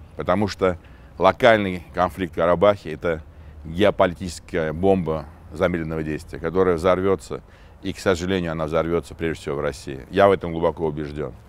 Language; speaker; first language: Russian; non-native, local second language; Armenian